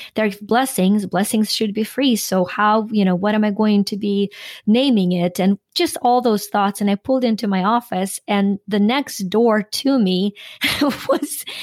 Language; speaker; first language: English; non-native, fluent; Ukrainian